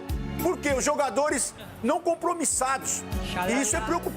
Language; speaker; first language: Portuguese; native; Portuguese